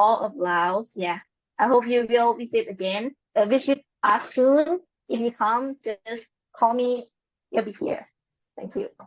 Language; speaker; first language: English; non-native, learner; Lao